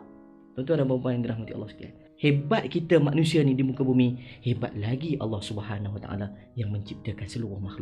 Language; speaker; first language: Malay; native; Malay